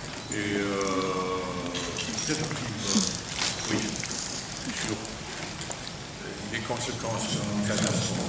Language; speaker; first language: French; non-native, fluent; Swedish